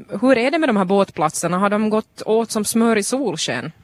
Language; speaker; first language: Swedish; native; Swedish